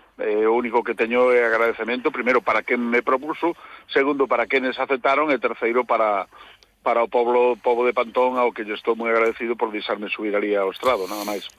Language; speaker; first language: Galician; non-native, local second language; Spanish